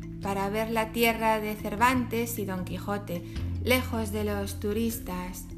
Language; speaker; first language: Spanish; non-native, learner; English